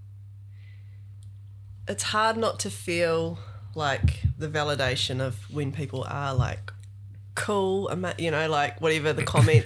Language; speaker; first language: English; native; English